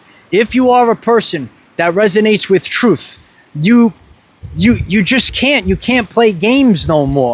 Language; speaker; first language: English; native; English